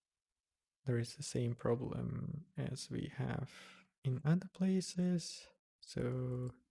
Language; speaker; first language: English; non-native, fluent; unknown